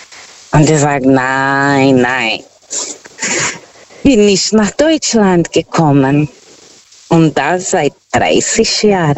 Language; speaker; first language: German; non-native, fluent; Portuguese